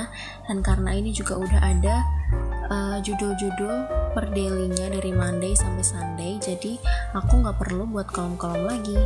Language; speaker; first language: Indonesian; native; Indonesian